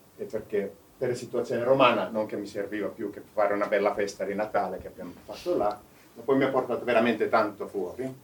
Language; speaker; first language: Italian; non-native, fluent; Finnish